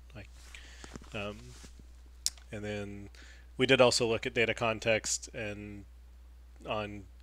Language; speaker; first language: English; native; English